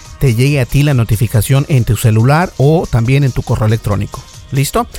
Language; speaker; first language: Spanish; native; Spanish